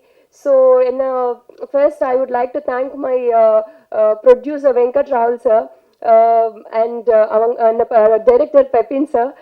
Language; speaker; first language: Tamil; non-native, learner; Telugu